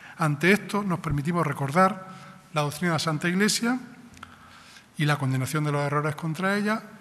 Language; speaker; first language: Spanish; native; Spanish